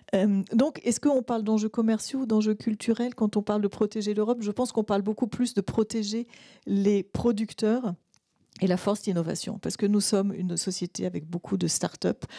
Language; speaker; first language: French; native; French